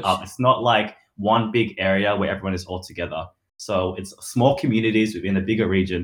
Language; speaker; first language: English; native; English